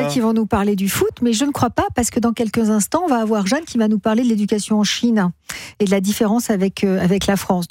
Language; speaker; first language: French; native; French